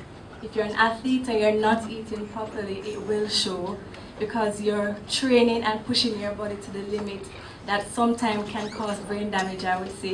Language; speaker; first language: English; non-native, local second language; Jamaican Creole English